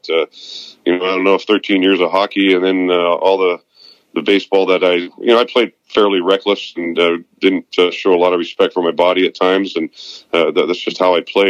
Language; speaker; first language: English; native; English